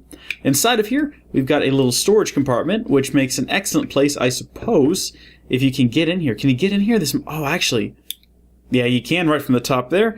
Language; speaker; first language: English; native; English